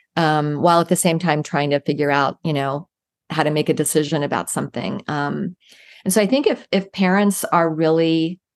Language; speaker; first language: English; native; English